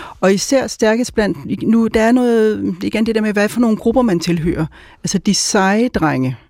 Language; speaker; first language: Danish; native; Danish